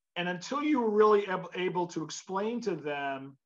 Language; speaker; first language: English; native; English